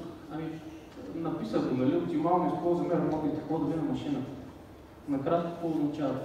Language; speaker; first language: Bulgarian; native; Bulgarian